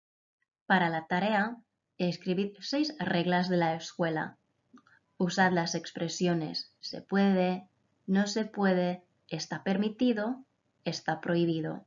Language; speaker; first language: Spanish; non-native, fluent; Croatian